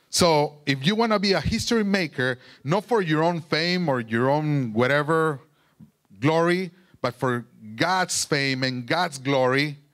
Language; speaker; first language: English; non-native, fluent; Spanish